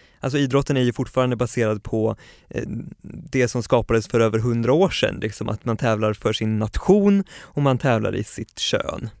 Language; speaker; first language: Swedish; native; Swedish